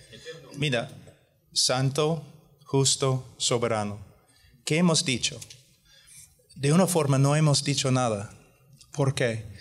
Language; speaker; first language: Spanish; non-native, fluent; English